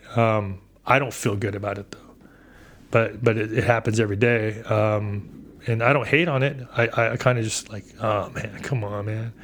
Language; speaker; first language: English; native; English